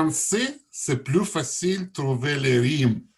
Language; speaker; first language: French; non-native, learner; Russian